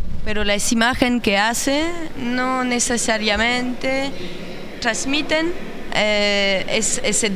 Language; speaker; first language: Spanish; non-native, learner; French